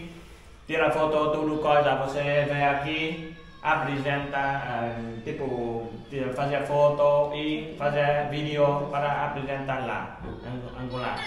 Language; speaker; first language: Portuguese; non-native, learner; Vietnamese